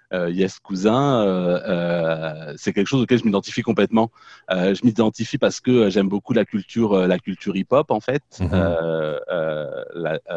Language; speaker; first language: French; native; French